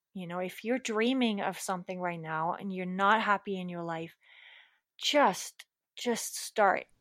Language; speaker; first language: English; non-native, fluent; German